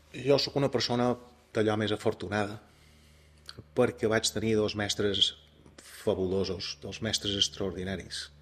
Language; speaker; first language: Catalan; native; Catalan